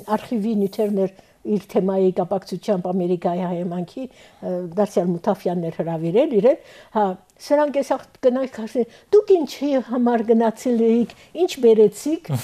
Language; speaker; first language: Armenian; early bilingual, heritage; Armenian